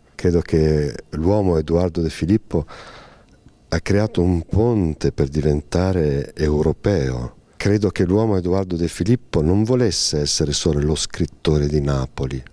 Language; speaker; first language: Italian; native; Italian